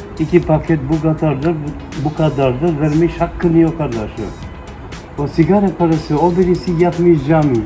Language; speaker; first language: Turkish; non-native, learner; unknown